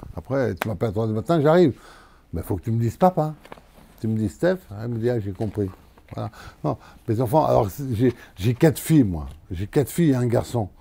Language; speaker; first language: French; native; French